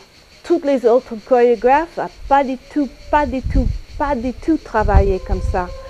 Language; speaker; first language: French; non-native, fluent; English